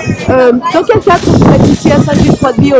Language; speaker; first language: French; native; French